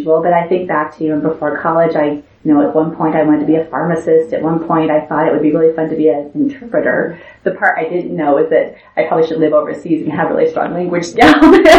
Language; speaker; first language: English; native; English